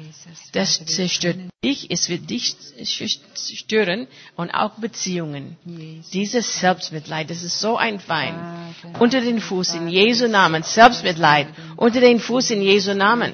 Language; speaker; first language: German; non-native, fluent; English